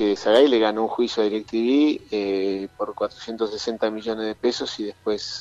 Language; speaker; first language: Spanish; native; Spanish